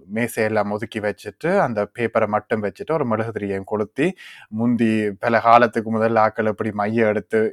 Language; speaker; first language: Tamil; early bilingual, heritage; Tamil